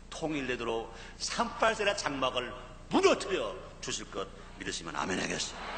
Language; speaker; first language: Korean; native; Korean